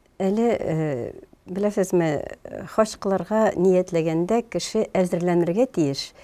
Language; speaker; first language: Tatar; native; Tatar